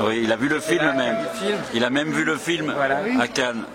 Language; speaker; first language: French; native; French